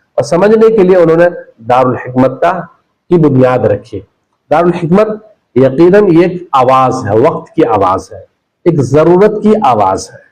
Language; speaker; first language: Urdu; native; Urdu